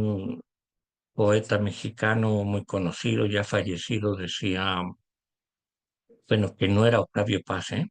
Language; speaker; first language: Spanish; native; Spanish